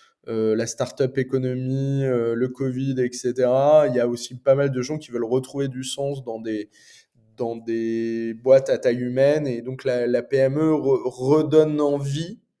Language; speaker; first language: French; native; French